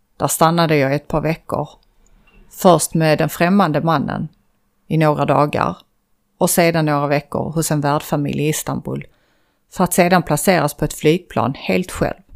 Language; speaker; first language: Swedish; early bilingual, other home language; Persian